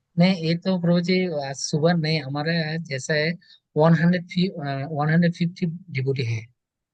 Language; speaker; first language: Hindi; non-native, learner; Bangla